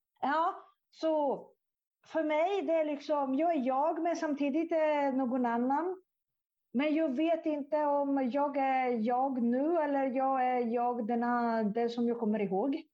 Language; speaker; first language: Swedish; non-native, fluent; Italian